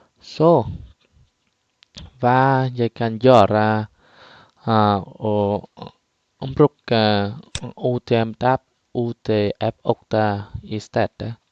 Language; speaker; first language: Norwegian; non-native, fluent; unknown